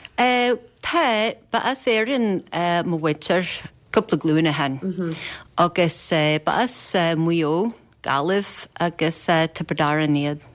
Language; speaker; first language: Irish; non-native, fluent; English